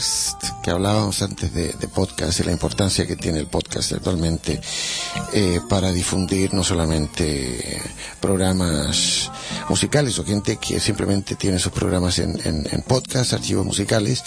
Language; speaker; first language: Spanish; native; Spanish